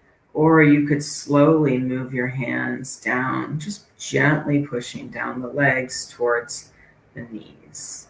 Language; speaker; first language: English; native; English